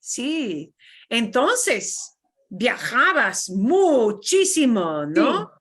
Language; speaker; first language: Spanish; non-native, fluent; English